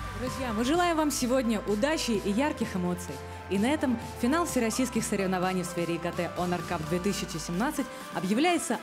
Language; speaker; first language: Russian; native; Russian